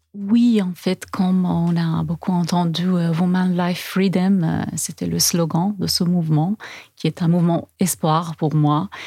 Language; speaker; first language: French; non-native, fluent; Persian